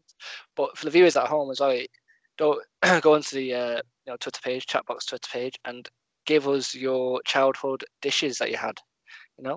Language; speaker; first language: English; native; English